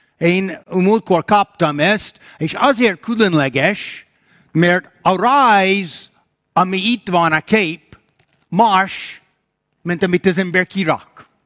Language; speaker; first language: Hungarian; non-native, fluent; English